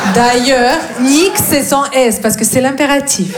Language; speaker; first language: French; non-native, fluent; Russian